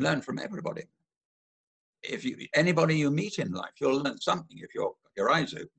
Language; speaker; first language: English; native; English